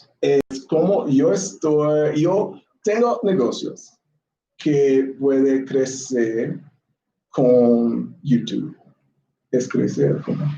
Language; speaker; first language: Spanish; non-native, learner; English